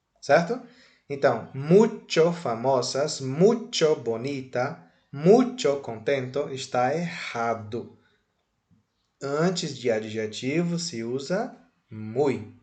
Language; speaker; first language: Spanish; non-native, fluent; Portuguese